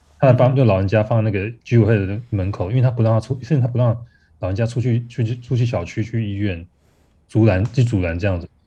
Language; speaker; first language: Chinese; native; Chinese